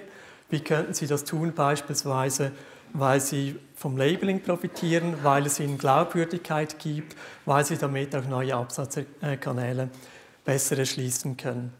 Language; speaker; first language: German; native; German